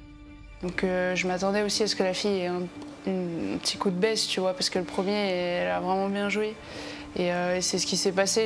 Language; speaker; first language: French; native; French